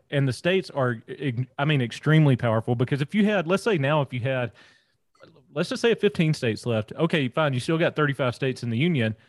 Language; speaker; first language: English; native; English